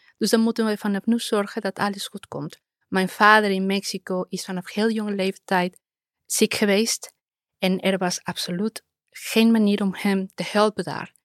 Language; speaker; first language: Dutch; non-native, fluent; Spanish